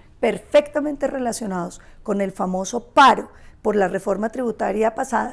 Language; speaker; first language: Spanish; native; Spanish